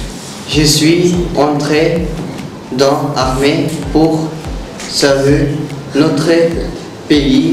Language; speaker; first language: French; non-native, learner; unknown